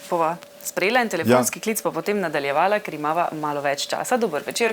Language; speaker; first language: Slovenian; native; Slovenian